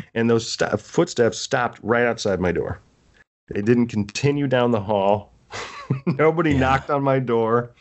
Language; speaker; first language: English; native; English